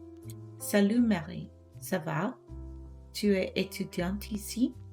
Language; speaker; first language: French; non-native, learner; English